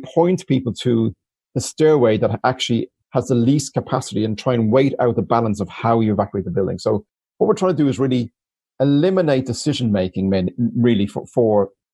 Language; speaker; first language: English; native; English